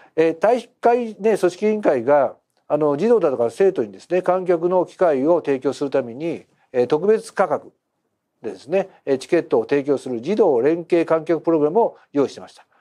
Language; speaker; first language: Japanese; native; Japanese